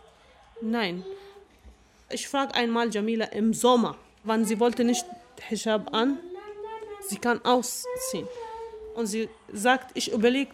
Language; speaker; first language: German; non-native, learner; Arabic